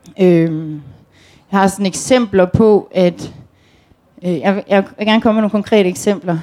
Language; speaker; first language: Danish; native; Danish